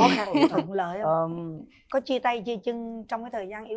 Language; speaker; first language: Vietnamese; native; Vietnamese